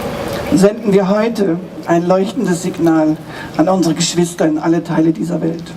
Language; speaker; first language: German; native; German